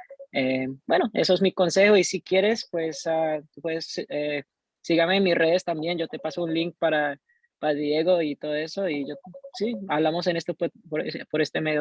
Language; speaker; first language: Spanish; non-native, learner; English